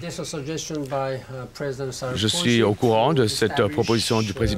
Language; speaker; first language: French; non-native, learner; Korean